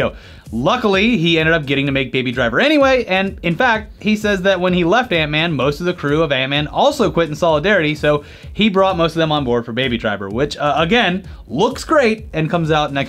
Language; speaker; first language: English; native; English